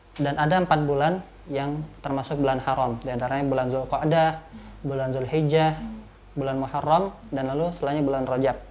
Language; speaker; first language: Indonesian; native; Indonesian